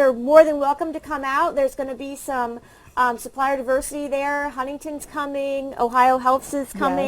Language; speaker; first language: English; native; English